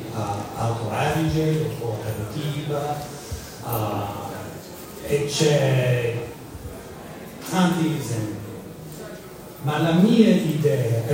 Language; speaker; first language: Italian; non-native, fluent; English